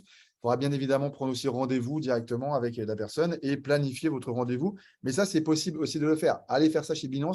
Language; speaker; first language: French; native; French